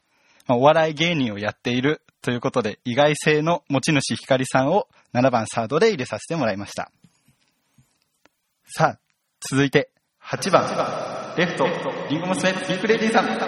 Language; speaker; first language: Japanese; native; Japanese